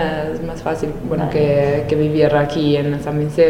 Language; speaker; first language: Spanish; non-native, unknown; Italian